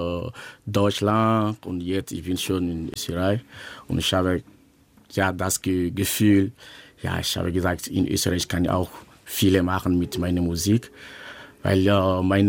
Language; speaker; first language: German; non-native, learner; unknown